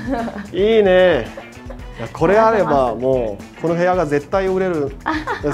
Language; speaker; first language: Japanese; non-native, fluent; Chinese